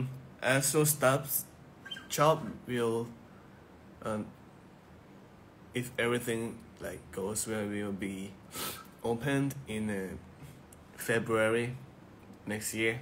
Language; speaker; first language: English; non-native, fluent; Thai